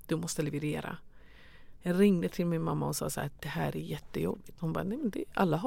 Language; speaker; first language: Swedish; non-native, fluent; Persian